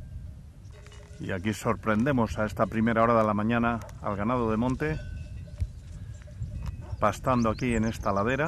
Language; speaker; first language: Spanish; native; Spanish